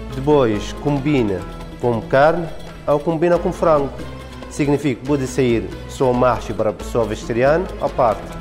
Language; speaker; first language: Portuguese; non-native, learner; Arabic